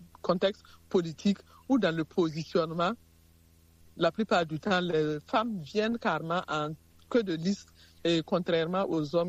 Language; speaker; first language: French; non-native, local second language; Mossi